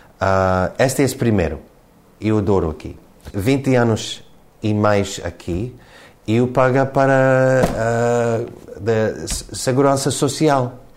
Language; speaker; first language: Portuguese; non-native, learner; English